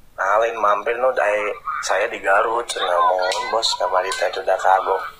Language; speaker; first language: Indonesian; native; Indonesian